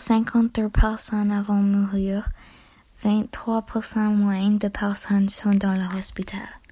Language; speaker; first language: French; non-native, learner; English